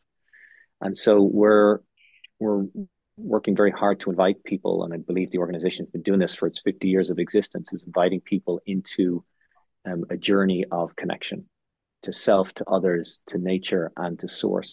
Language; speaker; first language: English; native; English